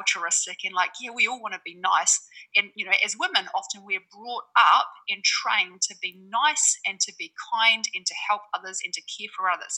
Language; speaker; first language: English; native; English